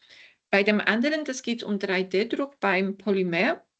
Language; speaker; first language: German; non-native, fluent; Polish